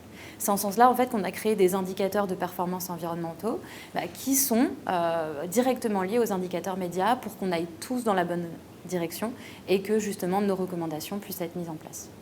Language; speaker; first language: French; native; French